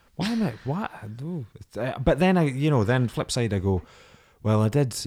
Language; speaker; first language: English; native; English